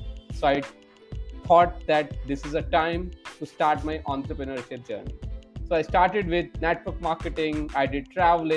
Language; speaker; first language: English; non-native, local second language; Hindi